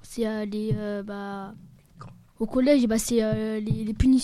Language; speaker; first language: French; native; French